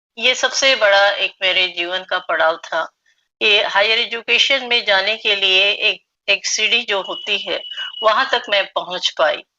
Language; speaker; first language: Hindi; non-native, local second language; Marathi